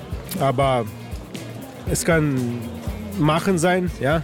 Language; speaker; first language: German; non-native, learner; Slovenian